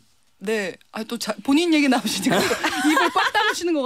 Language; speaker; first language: Korean; native; Korean